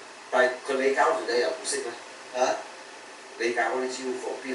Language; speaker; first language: Cantonese; early bilingual, heritage; Cantonese